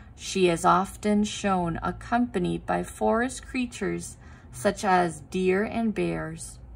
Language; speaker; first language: English; non-native, fluent; Thai